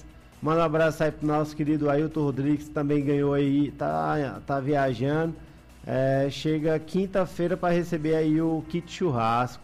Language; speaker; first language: Portuguese; native; Portuguese